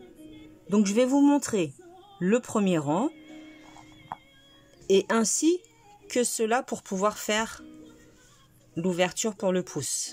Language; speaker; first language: French; native; French